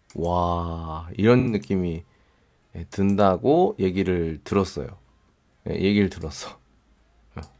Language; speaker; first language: Korean; native; Korean